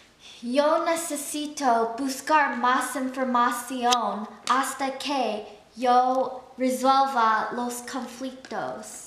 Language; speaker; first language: Spanish; non-native, learner; English